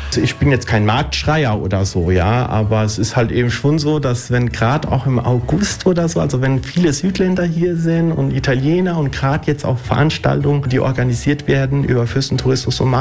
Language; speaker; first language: German; early bilingual, other home language; Italian